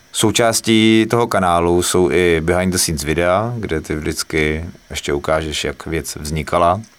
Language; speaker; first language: Czech; native; Czech